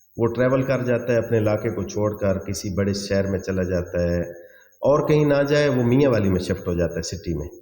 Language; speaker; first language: Urdu; non-native, local second language; Saraiki